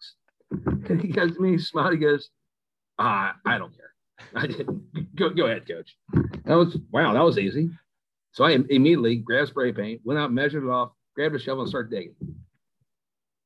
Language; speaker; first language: English; native; English